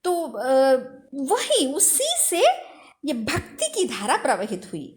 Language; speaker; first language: Hindi; non-native, local second language; Telugu